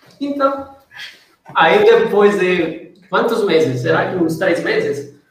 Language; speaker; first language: Portuguese; non-native, fluent; Spanish